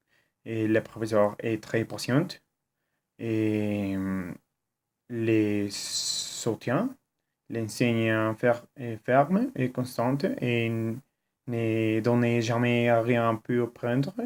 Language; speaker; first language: French; non-native, learner; Spanish